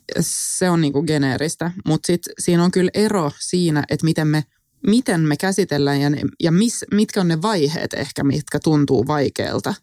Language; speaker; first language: Finnish; non-native, local second language; Swedish